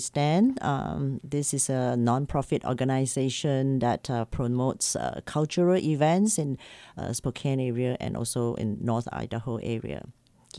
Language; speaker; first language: English; non-native, local second language; Chinese